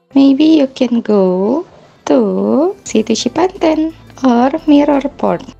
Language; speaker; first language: English; non-native, learner; Indonesian